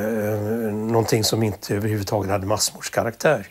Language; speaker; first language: Swedish; native; Swedish